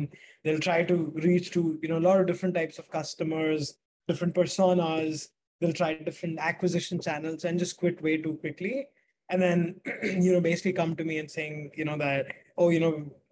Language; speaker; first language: English; non-native, local second language; Hindi